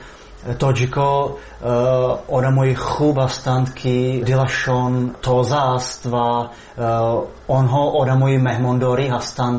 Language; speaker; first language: Persian; non-native, fluent; Slovak